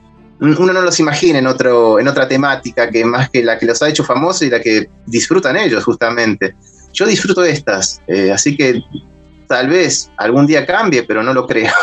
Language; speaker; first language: Spanish; native; Spanish